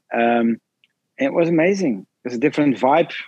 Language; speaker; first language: English; non-native, fluent; Dutch